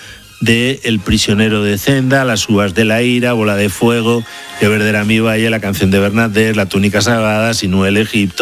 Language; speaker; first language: Spanish; native; Spanish